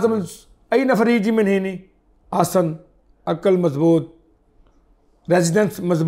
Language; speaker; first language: Arabic; non-native, learner; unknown